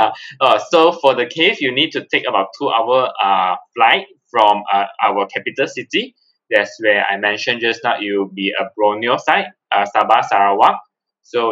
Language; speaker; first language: English; non-native, local second language; Cantonese